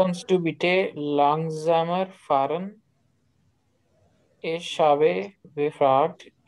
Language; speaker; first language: German; non-native, learner; Urdu